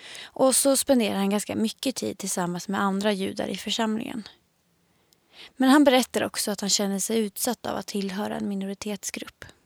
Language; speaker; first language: Swedish; native; Swedish